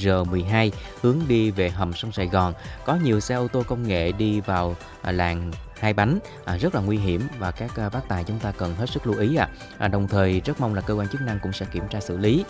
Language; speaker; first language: Vietnamese; native; Vietnamese